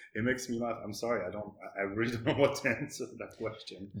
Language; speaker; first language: English; non-native, fluent; French